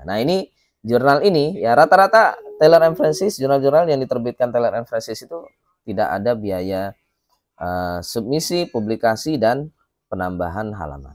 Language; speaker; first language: Indonesian; native; Indonesian